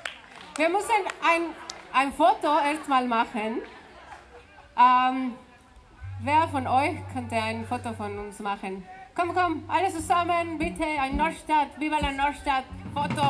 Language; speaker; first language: German; non-native, fluent; Spanish